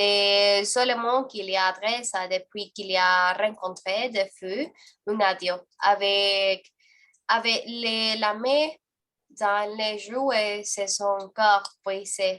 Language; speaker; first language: French; non-native, learner; Spanish